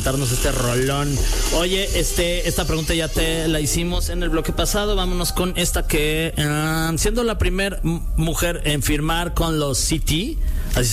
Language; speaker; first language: Spanish; native; Spanish